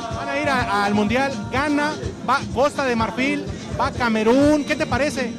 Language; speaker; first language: Spanish; native; Spanish